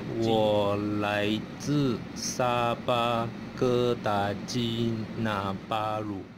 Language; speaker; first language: Chinese; non-native, learner; Malay